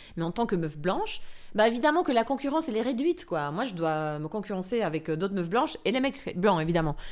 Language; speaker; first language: French; non-native, fluent; Albanian